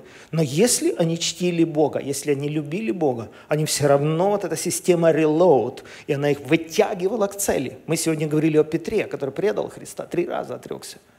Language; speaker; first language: Russian; native; Russian